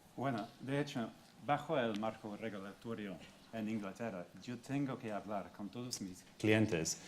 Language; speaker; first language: Spanish; non-native, fluent; English